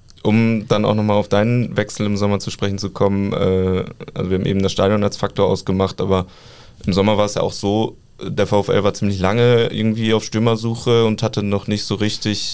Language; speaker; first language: German; native; German